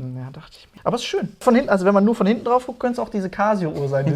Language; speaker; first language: German; native; German